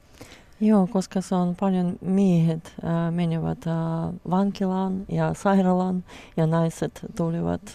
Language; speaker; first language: Finnish; non-native, learner; Russian